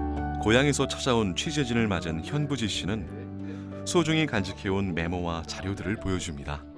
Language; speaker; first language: Korean; native; Korean